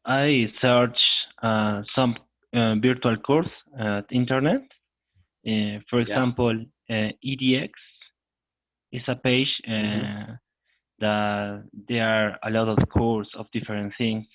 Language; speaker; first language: English; non-native, learner; Spanish